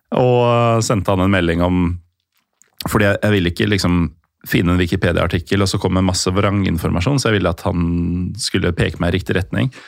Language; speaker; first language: Norwegian; native; Norwegian